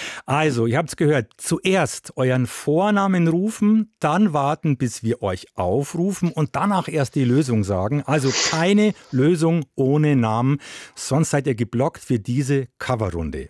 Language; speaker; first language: German; native; German